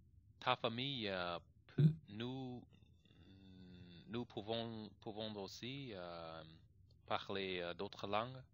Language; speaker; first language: French; non-native, learner; English